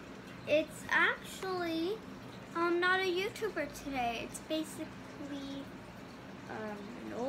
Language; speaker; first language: English; native; English